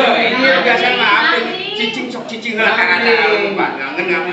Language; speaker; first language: Indonesian; non-native, local second language; Sundanese